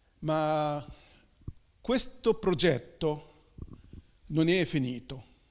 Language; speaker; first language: Italian; non-native, fluent; Arabic